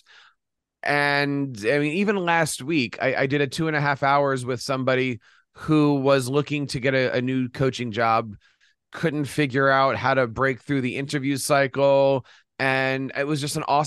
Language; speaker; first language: English; native; English